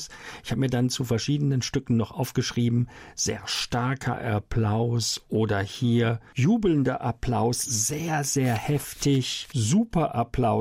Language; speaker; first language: German; native; German